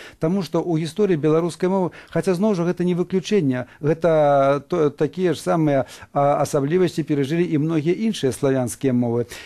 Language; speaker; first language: Belarusian; native; Belarusian